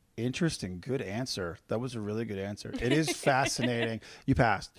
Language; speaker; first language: English; native; English